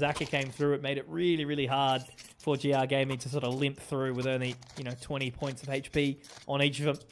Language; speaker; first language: English; native; English